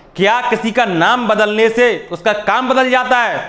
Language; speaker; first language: Hindi; native; Hindi